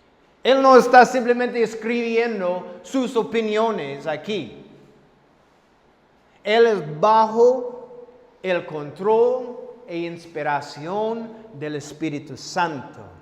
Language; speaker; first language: Spanish; non-native, fluent; English